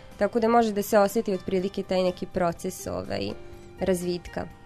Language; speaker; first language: Serbian; native; Serbian